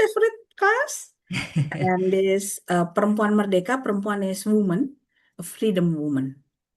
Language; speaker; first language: English; non-native, learner; Indonesian